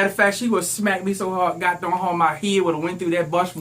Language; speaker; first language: English; native; English